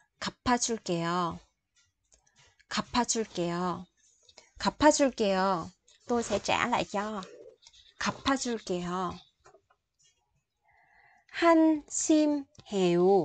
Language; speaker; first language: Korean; non-native, fluent; Vietnamese